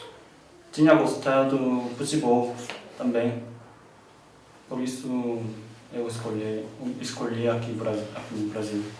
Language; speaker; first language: Portuguese; non-native, learner; Korean